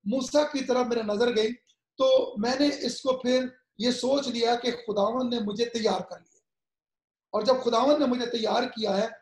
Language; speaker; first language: Urdu; native; Urdu